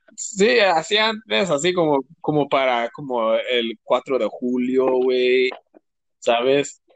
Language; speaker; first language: Spanish; early bilingual, heritage; Spanish